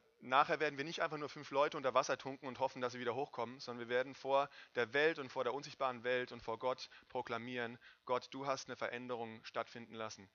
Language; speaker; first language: German; native; German